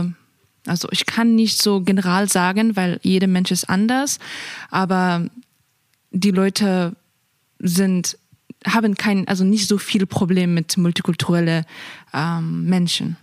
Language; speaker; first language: German; non-native, fluent; Persian